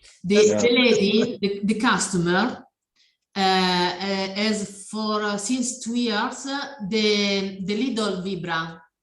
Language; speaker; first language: English; non-native, learner; Italian